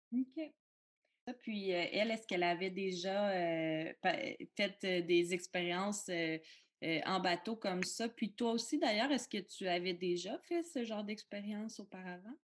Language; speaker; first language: French; native; French